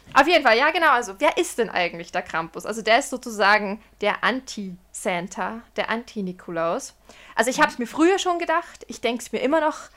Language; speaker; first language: German; early bilingual, other home language; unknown